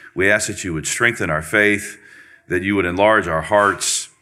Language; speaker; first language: English; native; English